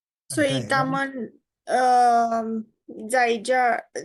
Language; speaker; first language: Chinese; non-native, learner; Romanian